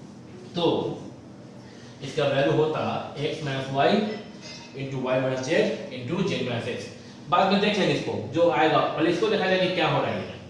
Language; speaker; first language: Hindi; native; Hindi